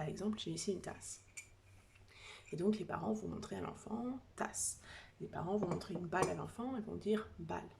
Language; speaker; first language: French; native; French